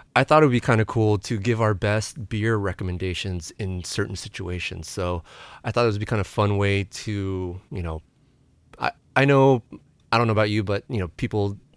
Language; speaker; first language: English; early bilingual, other home language; Filipino